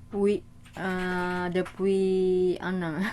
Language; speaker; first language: French; non-native, learner; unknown